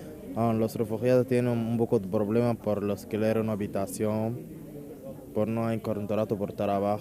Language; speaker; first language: Spanish; non-native, learner; Arabic